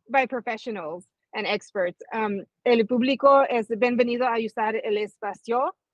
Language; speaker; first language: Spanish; early bilingual, heritage; Spanish